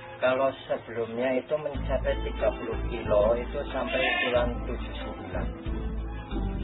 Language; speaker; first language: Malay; non-native, local second language; Javanese